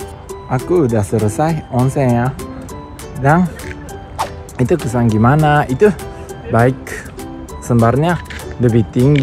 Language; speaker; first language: Indonesian; non-native, learner; Japanese